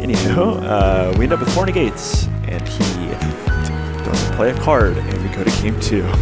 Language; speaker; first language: English; native; English